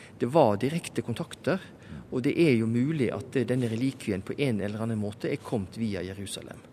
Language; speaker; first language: Norwegian; native; Norwegian